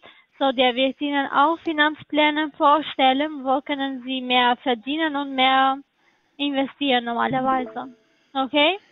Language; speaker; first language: German; non-native, learner; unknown